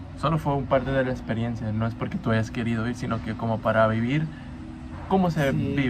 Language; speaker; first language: Spanish; native; Spanish